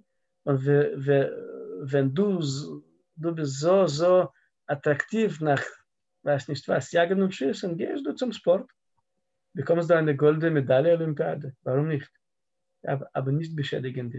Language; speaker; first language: German; non-native, fluent; Russian